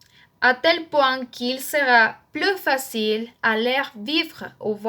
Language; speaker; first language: French; non-native, learner; Spanish